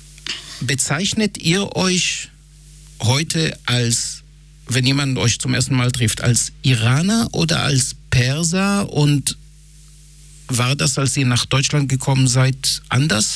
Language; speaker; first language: German; non-native, fluent; Hebrew